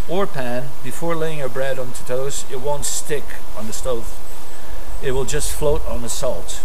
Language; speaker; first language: English; non-native, fluent; Portuguese